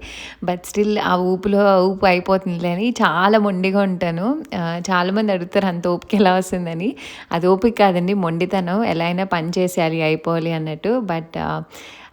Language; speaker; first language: Telugu; native; Telugu